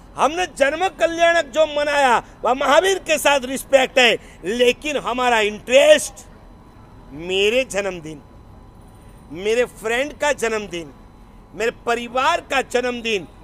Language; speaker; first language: Hindi; non-native, local second language; Gujarati